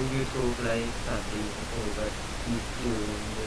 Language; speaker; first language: Thai; native; Thai